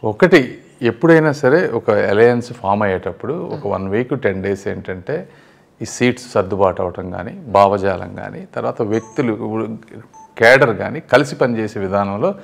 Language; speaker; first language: Telugu; native; Telugu